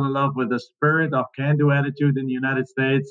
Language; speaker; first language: English; non-native, fluent; German